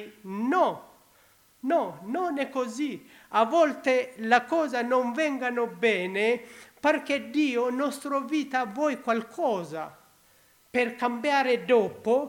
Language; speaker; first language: Italian; non-native, learner; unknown